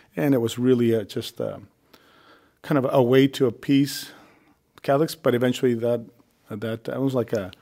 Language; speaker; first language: English; early bilingual, other home language; Spanish